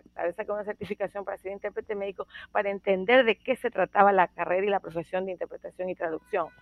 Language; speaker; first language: Spanish; native; Spanish